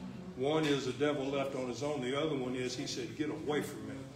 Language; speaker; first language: English; native; English